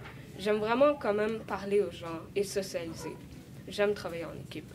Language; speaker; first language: French; early bilingual, other home language; Arabic